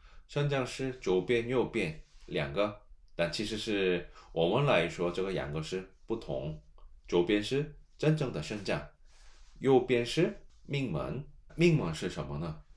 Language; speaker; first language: Chinese; non-native, learner; Korean